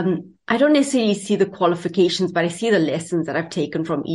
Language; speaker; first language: English; native; English